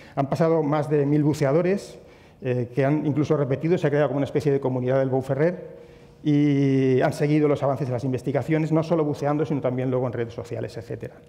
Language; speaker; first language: Spanish; native; Spanish